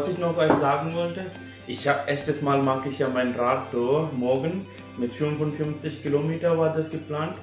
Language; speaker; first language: German; non-native, fluent; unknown